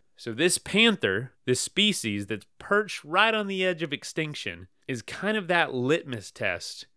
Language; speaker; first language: English; native; English